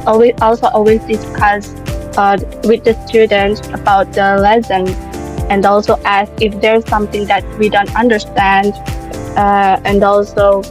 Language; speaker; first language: English; non-native, learner; Indonesian